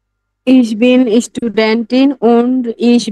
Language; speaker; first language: German; non-native, learner; Bangla